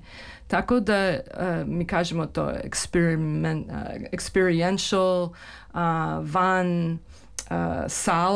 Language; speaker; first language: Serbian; early bilingual, heritage; English